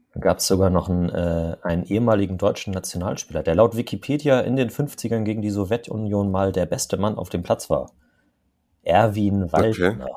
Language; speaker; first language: German; native; German